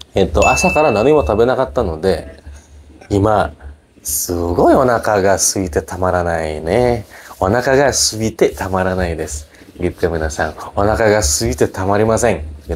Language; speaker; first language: Japanese; non-native, fluent; Indonesian